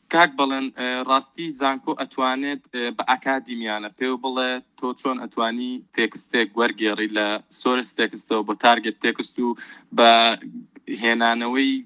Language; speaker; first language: Central Kurdish; native; Central Kurdish